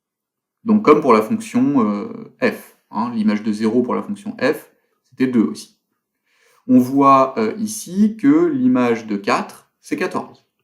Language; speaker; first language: French; native; French